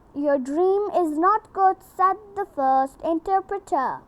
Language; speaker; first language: English; non-native, local second language; Urdu